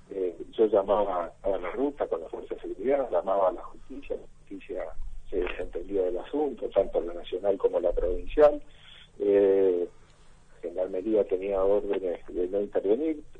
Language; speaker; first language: Spanish; native; Spanish